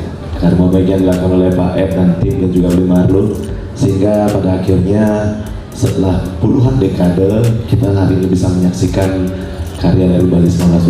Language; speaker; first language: Indonesian; native; Indonesian